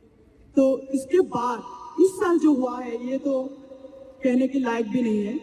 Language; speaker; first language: Hindi; non-native, learner; Bangla